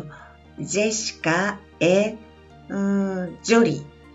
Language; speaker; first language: Japanese; non-native, learner; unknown